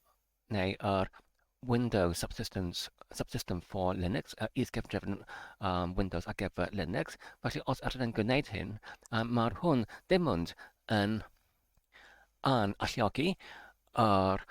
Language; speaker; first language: Welsh; non-native, learner; English